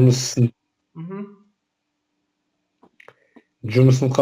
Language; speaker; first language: Kazakh; non-native, local second language; Russian